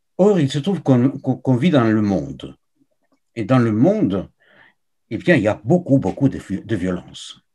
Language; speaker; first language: French; non-native, fluent; Spanish